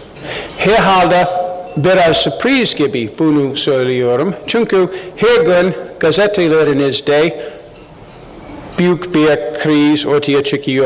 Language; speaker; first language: Turkish; non-native, learner; English